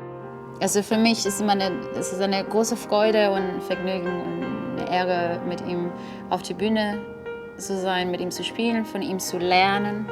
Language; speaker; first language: German; non-native, fluent; Spanish